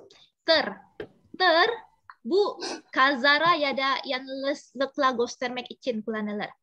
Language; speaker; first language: Turkish; non-native, learner; Indonesian